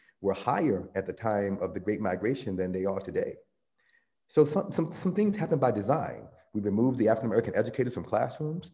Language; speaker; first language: English; native; English